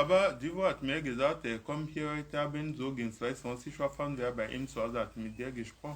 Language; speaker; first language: German; non-native, learner; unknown